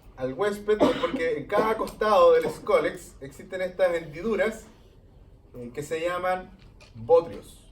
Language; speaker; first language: Spanish; native; Spanish